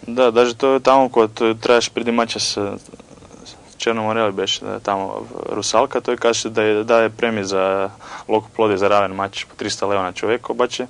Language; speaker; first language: Bulgarian; non-native, fluent; Croatian